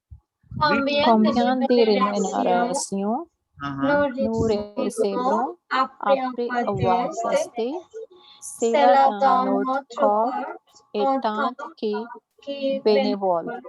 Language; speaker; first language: French; non-native, learner; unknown